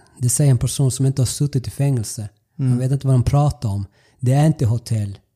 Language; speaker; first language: Swedish; early bilingual, other home language; Spanish